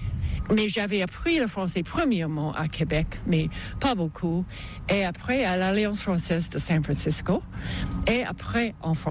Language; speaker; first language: French; non-native, fluent; English